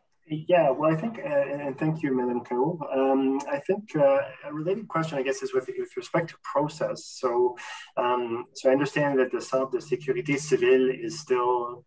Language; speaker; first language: English; native; English